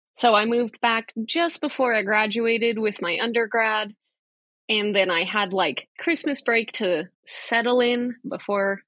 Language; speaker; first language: English; native; English